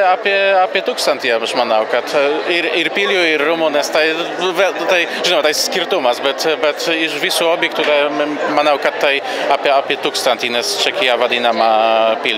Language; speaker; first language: Lithuanian; non-native, fluent; Polish